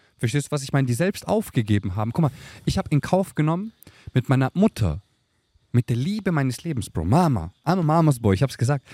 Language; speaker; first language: German; early bilingual, other home language; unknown